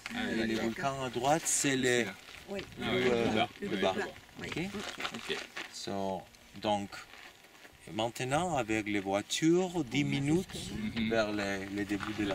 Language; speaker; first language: French; non-native, learner; Spanish